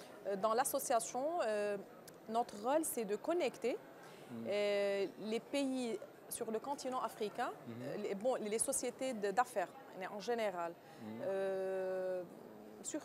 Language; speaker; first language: French; non-native, local second language; Arabic